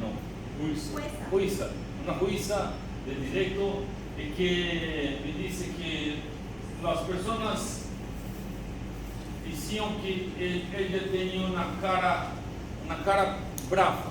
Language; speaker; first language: Spanish; non-native, learner; Portuguese